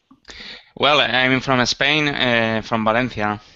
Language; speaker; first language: English; non-native, learner; Spanish